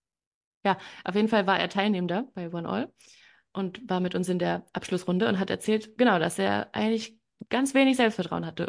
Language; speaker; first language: German; native; German